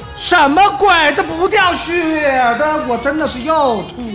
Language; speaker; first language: Chinese; native; Chinese